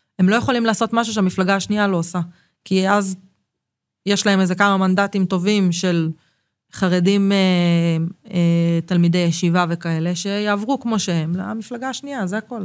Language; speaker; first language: Hebrew; native; Hebrew